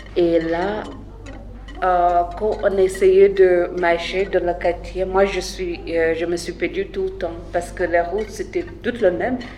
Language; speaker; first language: French; non-native, fluent; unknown